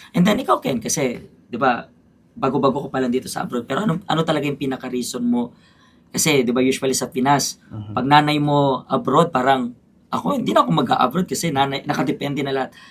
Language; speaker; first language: Filipino; native; Filipino